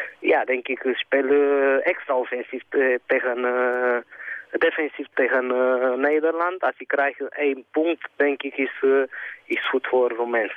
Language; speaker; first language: Dutch; non-native, learner; Romanian